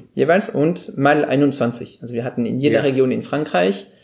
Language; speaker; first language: German; non-native, fluent; French